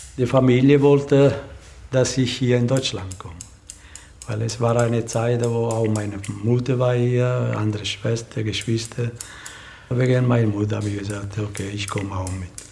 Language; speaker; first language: German; non-native, learner; Italian